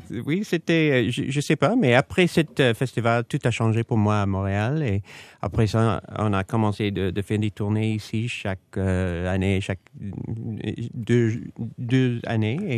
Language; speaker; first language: French; non-native, fluent; English